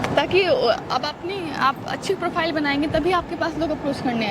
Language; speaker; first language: Hindi; native; Hindi